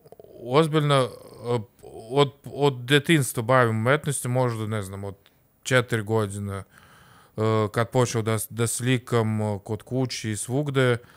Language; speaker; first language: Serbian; non-native, learner; Russian